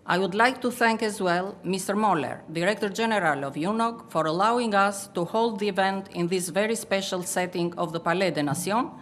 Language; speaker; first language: English; non-native, fluent; Albanian